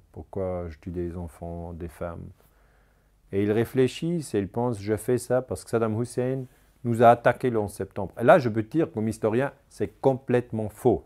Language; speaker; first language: French; non-native, local second language; German